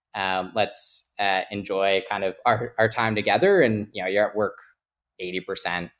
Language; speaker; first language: English; native; English